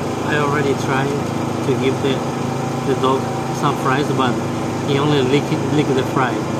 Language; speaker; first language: English; non-native, fluent; Spanish